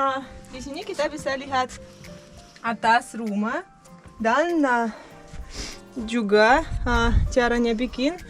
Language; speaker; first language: Indonesian; non-native, fluent; Russian